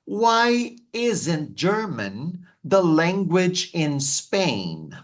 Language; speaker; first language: English; non-native, fluent; Portuguese